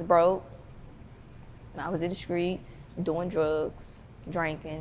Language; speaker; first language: English; native; English